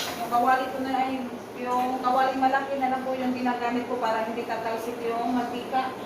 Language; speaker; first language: Filipino; non-native, local second language; Cebuano